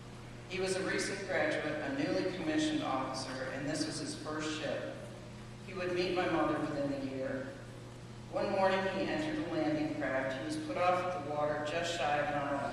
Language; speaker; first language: English; native; English